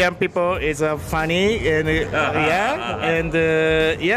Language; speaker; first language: English; non-native, learner; Japanese